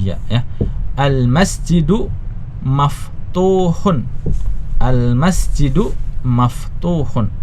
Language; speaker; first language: Arabic; non-native, fluent; Indonesian